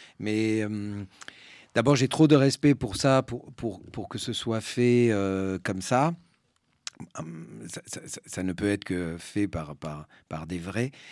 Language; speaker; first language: French; early bilingual, other home language; Spanish